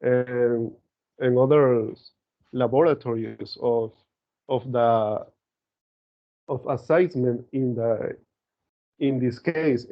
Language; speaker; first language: English; non-native, learner; Spanish